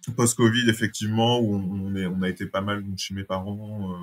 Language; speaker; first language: French; native; French